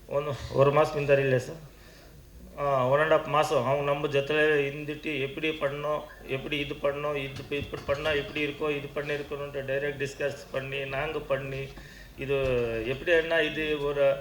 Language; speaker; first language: Tamil; non-native, learner; Kannada